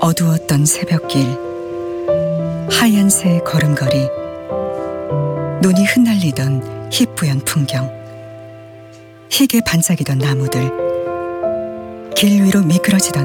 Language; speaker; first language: Korean; native; Korean